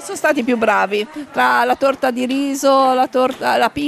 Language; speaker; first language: Italian; native; Italian